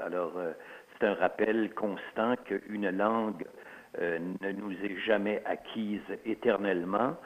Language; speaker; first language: French; early bilingual, other home language; Swiss German